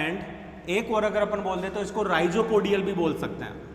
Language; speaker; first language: Hindi; native; Hindi